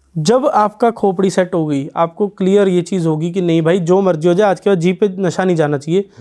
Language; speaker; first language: Hindi; non-native, local second language; Punjabi